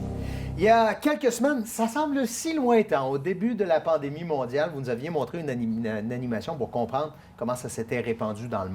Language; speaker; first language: French; native; French